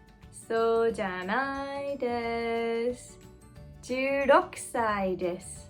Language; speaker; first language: Japanese; non-native, fluent; English